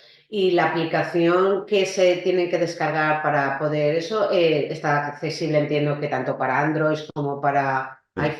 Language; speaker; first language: Spanish; native; Spanish